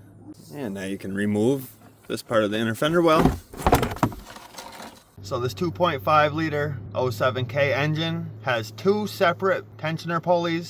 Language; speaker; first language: English; native; English